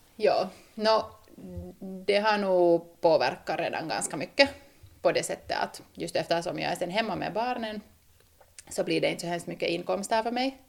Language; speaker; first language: Swedish; native; Swedish